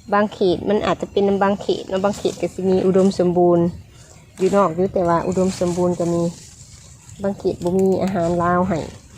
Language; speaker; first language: Thai; native; Thai